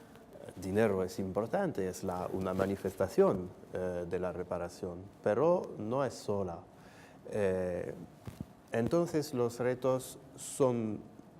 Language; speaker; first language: Spanish; non-native, fluent; French